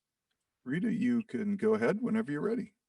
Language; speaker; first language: English; native; English